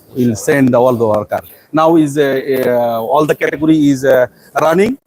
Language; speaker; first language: English; non-native, local second language; Bangla